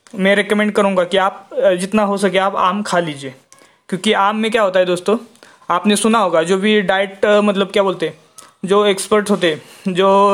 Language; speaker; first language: Hindi; non-native, local second language; Marathi